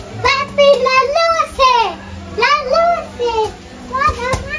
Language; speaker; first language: Spanish; early bilingual, other home language; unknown